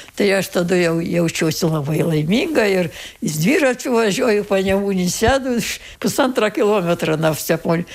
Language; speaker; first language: Lithuanian; native; Lithuanian